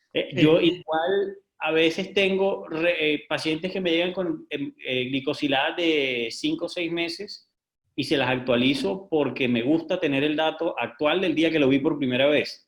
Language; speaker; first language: Spanish; native; Spanish